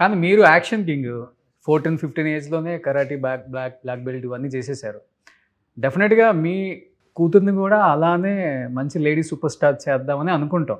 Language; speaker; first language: Telugu; native; Telugu